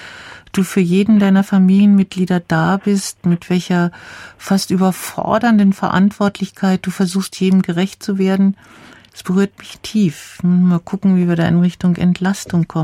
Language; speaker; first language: German; native; German